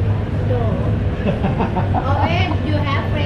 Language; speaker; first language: English; non-native, learner; Thai